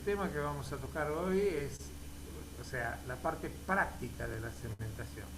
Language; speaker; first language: Spanish; native; Spanish